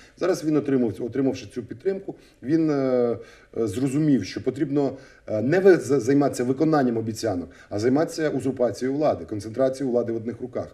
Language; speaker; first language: Ukrainian; native; Ukrainian